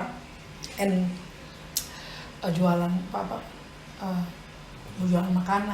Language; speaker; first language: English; non-native, local second language; Indonesian